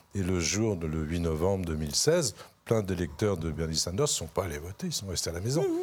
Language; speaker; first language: French; native; French